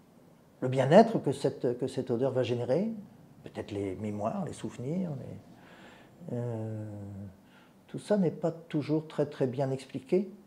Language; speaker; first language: French; native; French